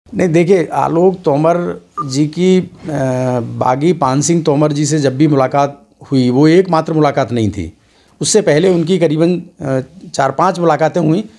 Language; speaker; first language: Hindi; native; Hindi